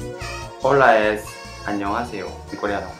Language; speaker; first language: Spanish; non-native, learner; Korean